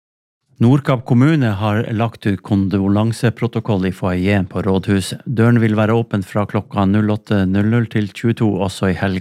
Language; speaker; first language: Norwegian; native; Norwegian